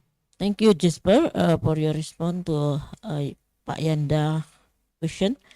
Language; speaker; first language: English; non-native, fluent; Indonesian